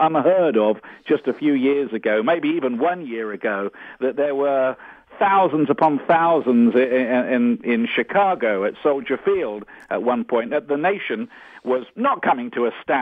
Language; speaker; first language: English; native; English